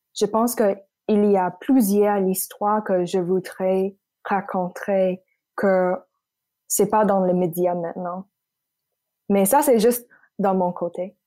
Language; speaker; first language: French; non-native, local second language; English